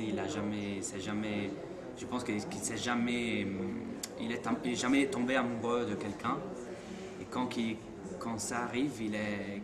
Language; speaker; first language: French; non-native, fluent; Italian